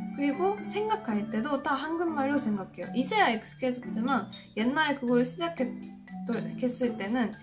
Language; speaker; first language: Korean; non-native, fluent; Japanese